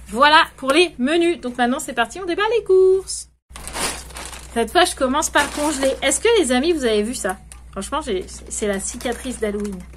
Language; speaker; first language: French; native; French